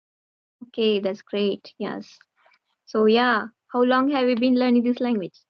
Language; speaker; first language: English; non-native, learner; Hindi